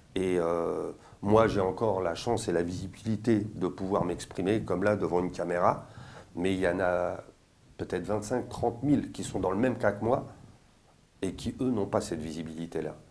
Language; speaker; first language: French; native; French